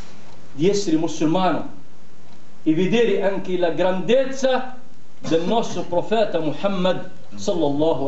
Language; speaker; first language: Italian; non-native, fluent; Arabic